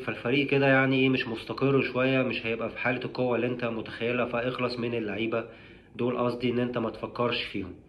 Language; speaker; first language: Arabic; native; Arabic